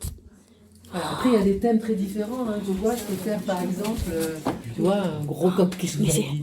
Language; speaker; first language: French; native; French